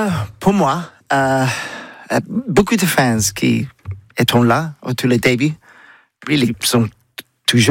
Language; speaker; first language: French; non-native, learner; English